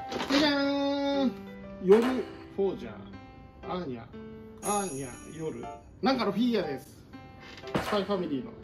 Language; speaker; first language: Japanese; native; Japanese